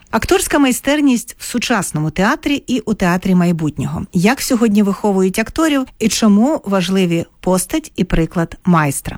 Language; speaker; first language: Ukrainian; native; Ukrainian